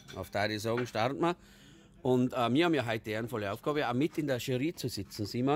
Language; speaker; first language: German; native; German